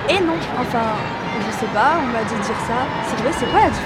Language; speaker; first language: French; native; French